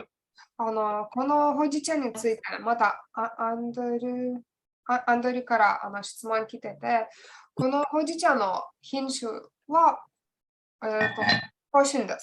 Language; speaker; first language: Japanese; non-native, learner; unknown